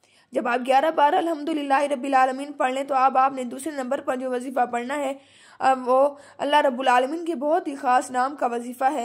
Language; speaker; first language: Urdu; native; Urdu